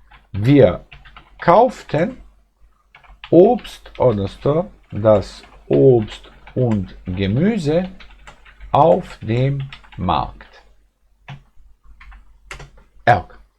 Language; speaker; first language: German; non-native, fluent; Bosnian